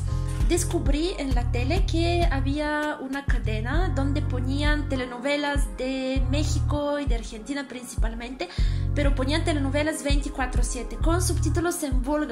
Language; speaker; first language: Spanish; non-native, fluent; Bulgarian